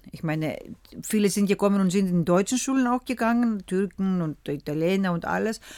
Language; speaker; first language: German; early bilingual, other home language; Greek